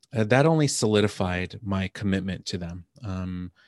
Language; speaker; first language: English; native; English